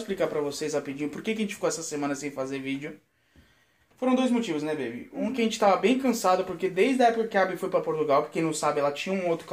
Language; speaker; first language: Portuguese; native; Portuguese